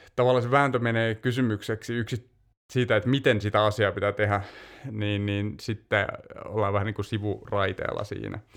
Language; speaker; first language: Finnish; native; Finnish